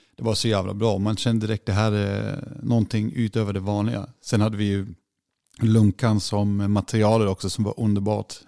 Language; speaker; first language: Swedish; non-native, fluent; German